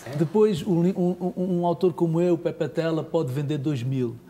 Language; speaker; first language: Portuguese; native; Portuguese